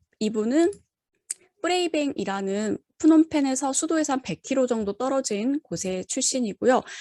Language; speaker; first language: Korean; native; Korean